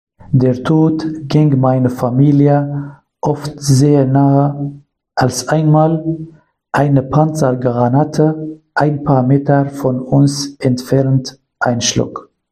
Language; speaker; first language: German; non-native, learner; Kurdish